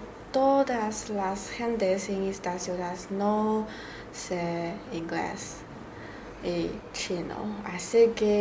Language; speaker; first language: Spanish; non-native, learner; Chinese